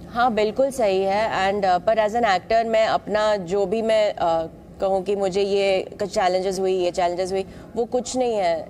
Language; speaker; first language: Hindi; non-native, local second language; Malayalam